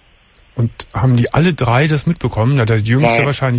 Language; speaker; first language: German; native; German